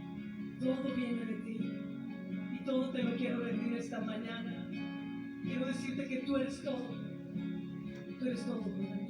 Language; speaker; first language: Spanish; native; Spanish